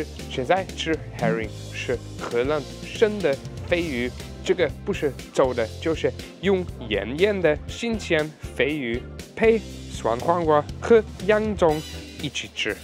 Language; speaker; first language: Chinese; non-native, fluent; German